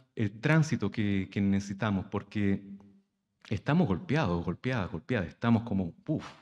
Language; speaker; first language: Spanish; native; Spanish